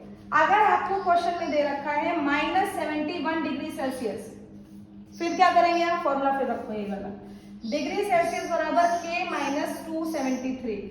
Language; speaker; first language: Hindi; native; Hindi